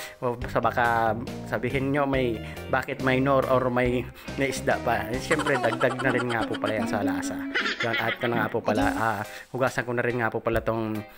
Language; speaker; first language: Filipino; non-native, local second language; Bikol